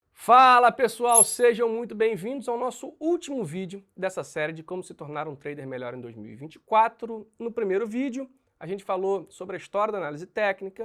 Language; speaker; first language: Portuguese; native; Portuguese